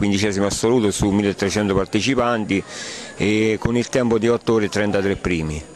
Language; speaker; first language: Italian; native; Italian